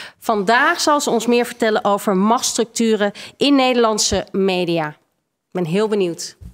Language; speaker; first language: Dutch; early bilingual, other home language; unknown